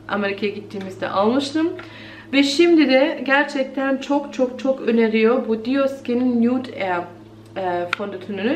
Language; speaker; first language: Turkish; early bilingual, heritage; Turkish